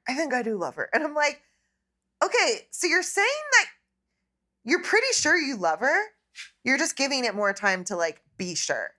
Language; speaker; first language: English; native; English